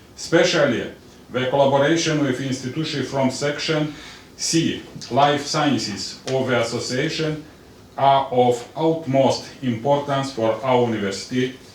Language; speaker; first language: English; non-native, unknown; Romanian